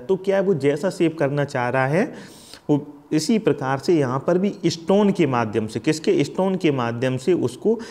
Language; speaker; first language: Hindi; native; Hindi